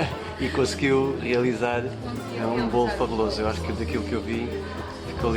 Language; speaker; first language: Portuguese; native; Portuguese